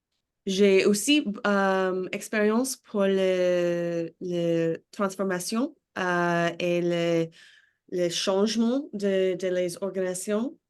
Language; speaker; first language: French; non-native, learner; English